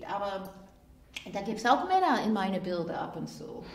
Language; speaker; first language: German; non-native, fluent; English